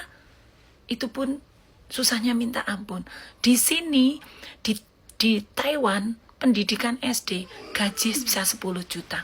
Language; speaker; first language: Indonesian; native; Indonesian